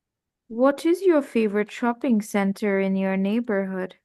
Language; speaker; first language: English; non-native, fluent; Hindi